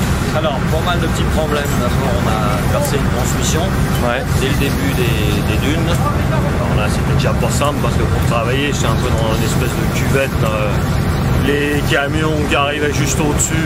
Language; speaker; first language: French; native; French